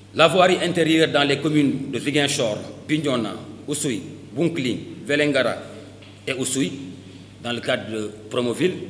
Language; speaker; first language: French; non-native, local second language; Wolof